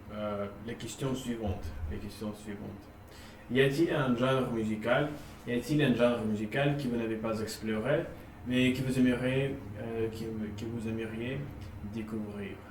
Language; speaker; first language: French; non-native, learner; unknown